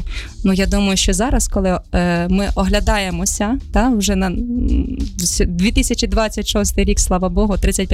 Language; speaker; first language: Ukrainian; native; Ukrainian